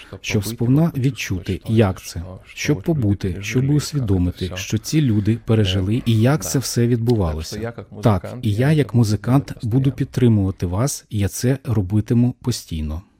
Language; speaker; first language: Ukrainian; non-native, fluent; Lithuanian